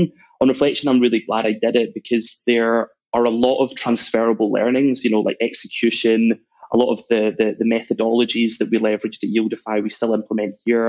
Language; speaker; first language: English; native; English